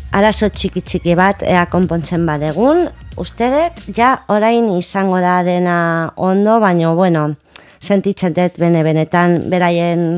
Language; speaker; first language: Basque; non-native, local second language; Spanish